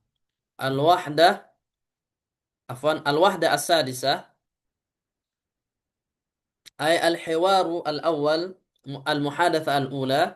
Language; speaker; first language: Arabic; non-native, fluent; Indonesian